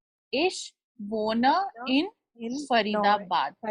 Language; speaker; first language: German; non-native, fluent; Hindi